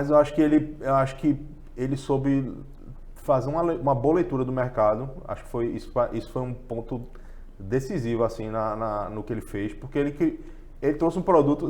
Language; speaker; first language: Portuguese; native; Portuguese